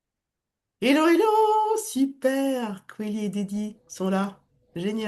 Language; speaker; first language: French; native; French